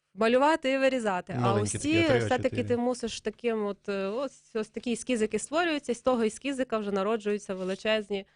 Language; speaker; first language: Ukrainian; native; Ukrainian